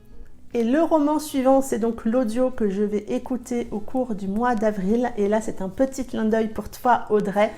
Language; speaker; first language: French; native; French